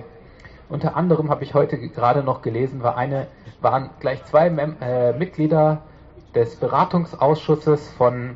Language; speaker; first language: German; native; German